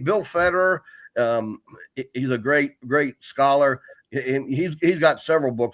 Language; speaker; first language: English; native; English